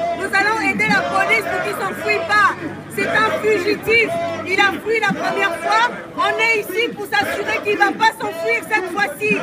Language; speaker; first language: French; non-native, local second language; Lingala